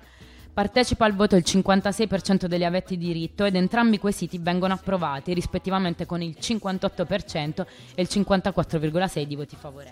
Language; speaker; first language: Italian; native; Italian